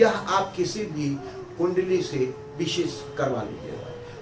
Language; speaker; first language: Hindi; native; Hindi